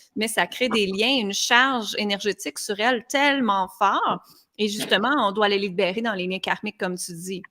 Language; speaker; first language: French; native; French